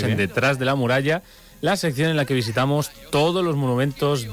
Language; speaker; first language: Spanish; native; Spanish